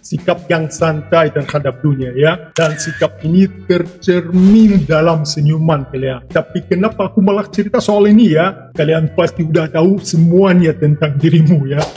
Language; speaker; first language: Indonesian; non-native, fluent; Russian